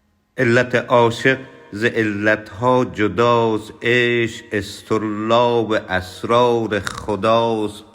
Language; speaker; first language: Persian; native; Persian